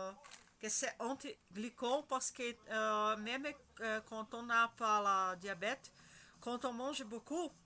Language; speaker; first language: French; non-native, learner; Spanish